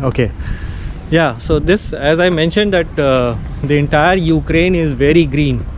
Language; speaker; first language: English; non-native, local second language; Hindi